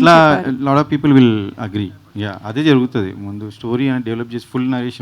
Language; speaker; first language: Telugu; native; Telugu